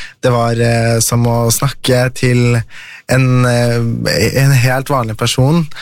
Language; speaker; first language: Norwegian; early bilingual, other home language; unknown